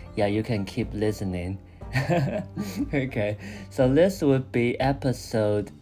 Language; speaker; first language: English; non-native, fluent; Chinese